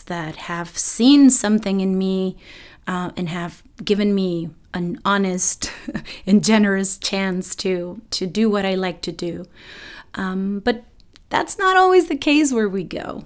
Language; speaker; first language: English; non-native, fluent; Spanish